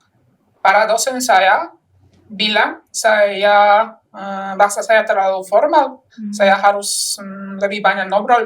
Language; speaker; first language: Indonesian; non-native, fluent; Polish